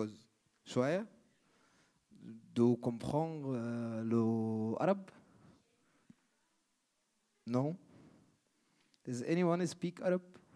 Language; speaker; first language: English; non-native, learner; Arabic